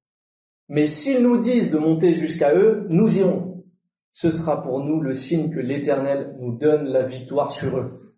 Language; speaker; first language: French; native; French